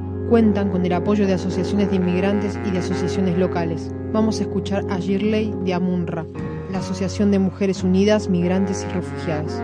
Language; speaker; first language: Spanish; native; Spanish